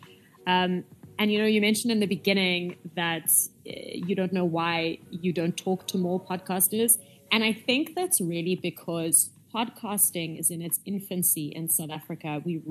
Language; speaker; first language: English; native; English